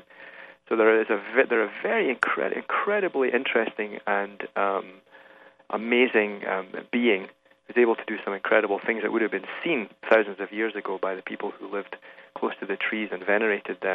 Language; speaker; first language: English; native; English